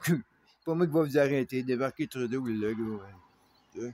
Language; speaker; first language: French; native; French